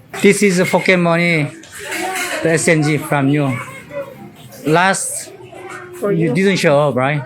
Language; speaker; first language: English; non-native, learner; Korean